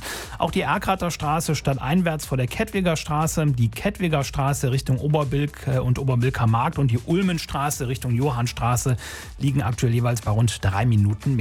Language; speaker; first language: German; native; German